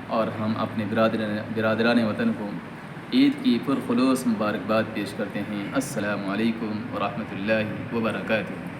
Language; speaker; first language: Urdu; native; Urdu